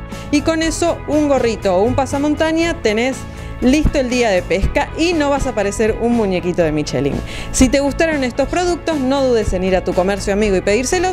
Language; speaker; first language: Spanish; native; Spanish